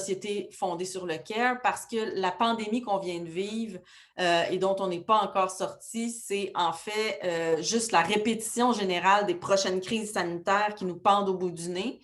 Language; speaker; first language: French; native; French